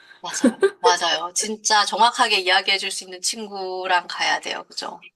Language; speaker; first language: Korean; native; Korean